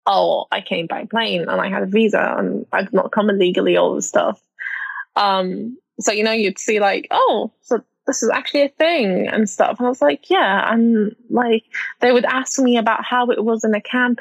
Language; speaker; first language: English; non-native, fluent; Arabic